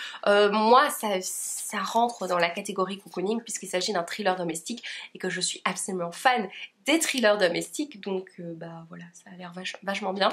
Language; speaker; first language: French; native; French